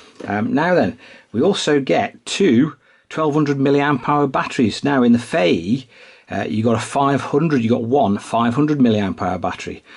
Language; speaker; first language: English; native; English